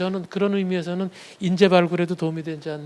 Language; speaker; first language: Korean; native; Korean